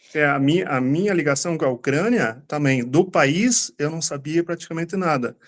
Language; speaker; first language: Portuguese; native; Portuguese